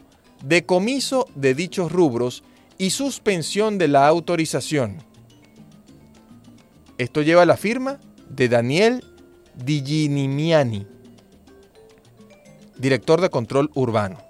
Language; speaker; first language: Spanish; native; Spanish